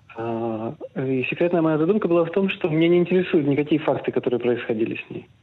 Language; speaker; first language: Russian; early bilingual, other home language; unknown